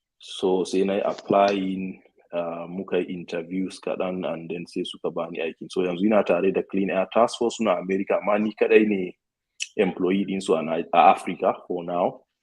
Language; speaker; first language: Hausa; non-native, local second language; Fula